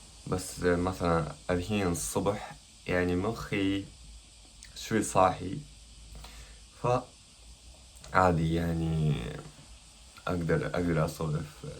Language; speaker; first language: Arabic; non-native, learner; Japanese